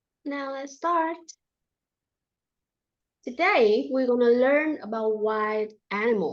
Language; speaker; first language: English; non-native, fluent; Vietnamese